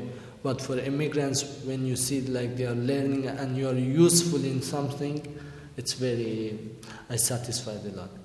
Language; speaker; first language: English; non-native, learner; Persian